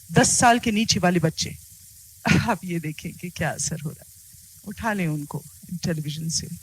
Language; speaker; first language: Urdu; native; Urdu